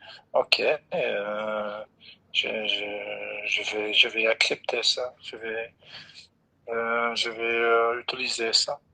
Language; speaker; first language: French; non-native, fluent; Dutch